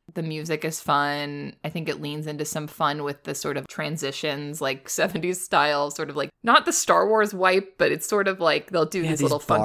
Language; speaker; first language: English; native; English